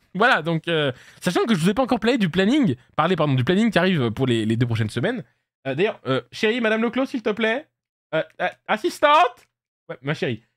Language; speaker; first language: French; native; French